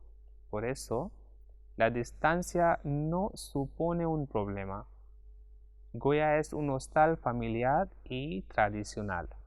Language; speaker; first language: Spanish; non-native, fluent; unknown